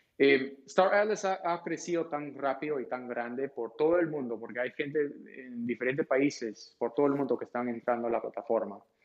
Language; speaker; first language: Spanish; early bilingual, heritage; Spanish